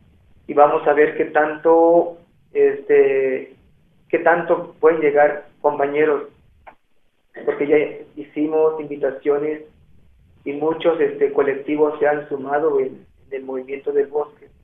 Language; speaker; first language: Spanish; non-native, local second language; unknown